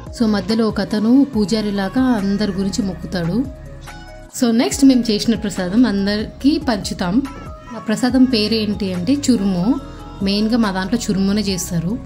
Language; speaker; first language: Telugu; non-native, local second language; Lambadi